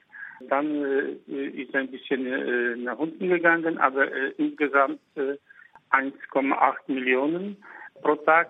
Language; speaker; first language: German; non-native, fluent; Polish